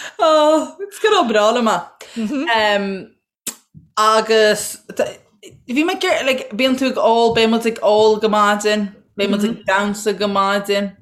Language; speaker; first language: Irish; native; Irish